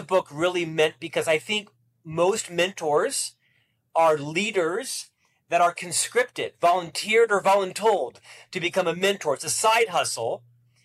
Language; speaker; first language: English; native; English